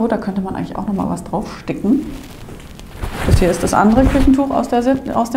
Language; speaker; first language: German; native; German